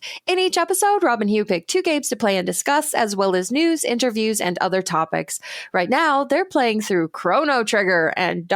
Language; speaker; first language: English; native; English